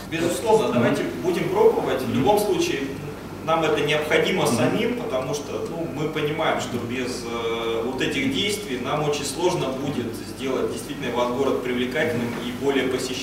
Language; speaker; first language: Russian; native; Russian